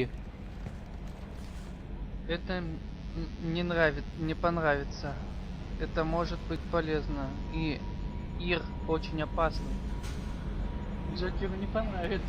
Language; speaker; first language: Russian; native; Russian